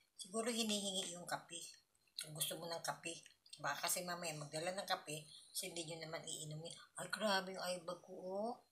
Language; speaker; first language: Filipino; native; Filipino